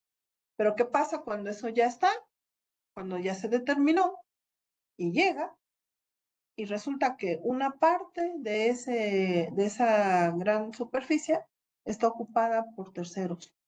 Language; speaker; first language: Spanish; native; Spanish